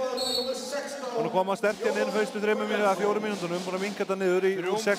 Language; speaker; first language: Icelandic; native; Icelandic